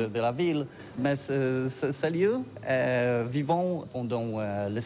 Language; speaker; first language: French; non-native, learner; Polish